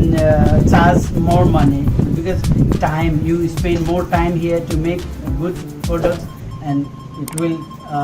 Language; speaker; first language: English; non-native, learner; Nepali